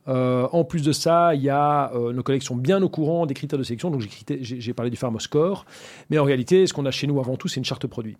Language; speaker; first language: French; native; French